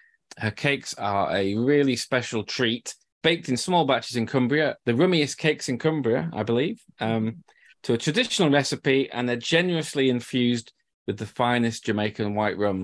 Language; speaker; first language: English; native; English